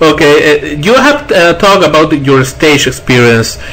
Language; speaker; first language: English; non-native, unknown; Spanish